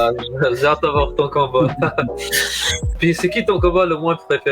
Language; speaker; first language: French; native; French